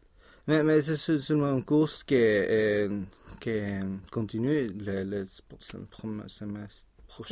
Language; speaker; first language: French; non-native, learner; Spanish